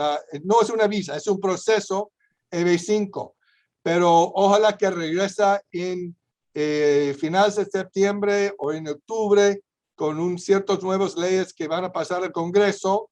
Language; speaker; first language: Spanish; non-native, fluent; English